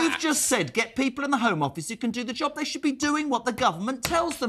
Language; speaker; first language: English; native; English